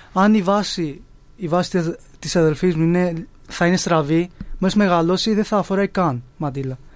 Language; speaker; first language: Greek; early bilingual, other home language; Urdu